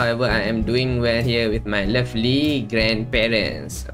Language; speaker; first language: English; non-native, local second language; Malay